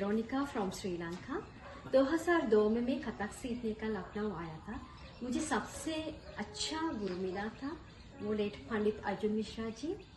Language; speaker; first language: Hindi; non-native, learner; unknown